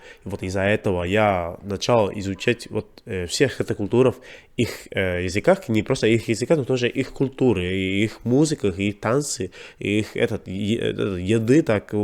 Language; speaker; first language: Russian; non-native, learner; English